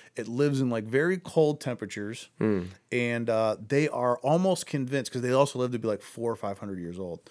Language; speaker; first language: English; native; English